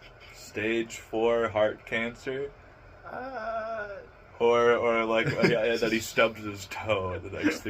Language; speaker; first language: English; native; English